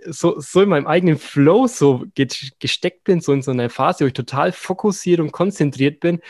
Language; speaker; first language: German; native; German